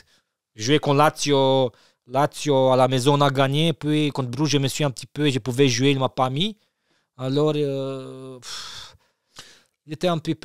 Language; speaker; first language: French; non-native, fluent; Romanian